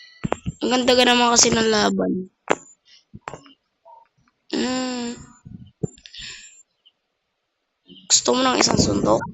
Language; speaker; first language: Filipino; native; Filipino